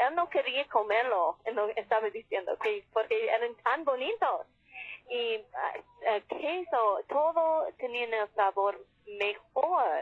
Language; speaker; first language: Spanish; non-native, fluent; English